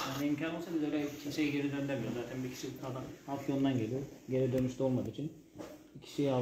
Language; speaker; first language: Turkish; native; Turkish